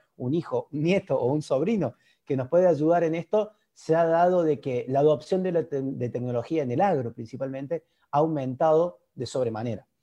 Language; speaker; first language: Spanish; native; Spanish